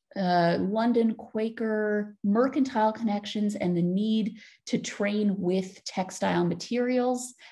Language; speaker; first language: English; native; English